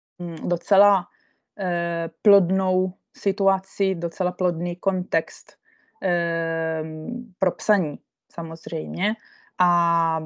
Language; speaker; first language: Czech; non-native, fluent; Italian